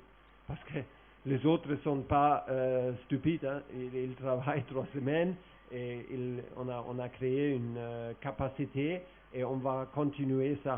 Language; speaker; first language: French; non-native, fluent; German